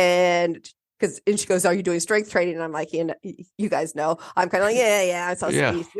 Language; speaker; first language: English; native; English